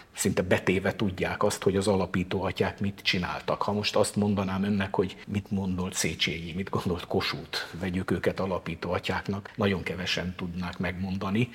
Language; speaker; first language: Hungarian; native; Hungarian